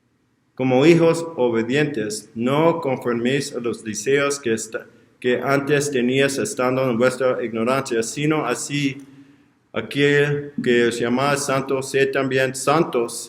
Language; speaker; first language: Spanish; non-native, learner; English